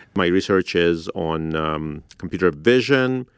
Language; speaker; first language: English; non-native, fluent; Russian